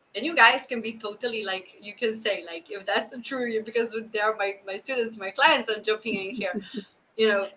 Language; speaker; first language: English; non-native, fluent; Slovenian